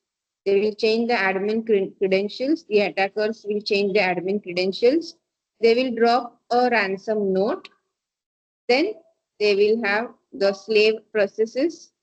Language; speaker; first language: English; non-native, local second language; Marathi